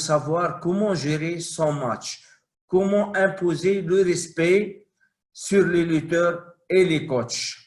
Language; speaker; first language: French; non-native, fluent; Arabic